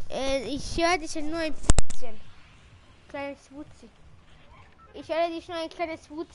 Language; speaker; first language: German; early bilingual, other home language; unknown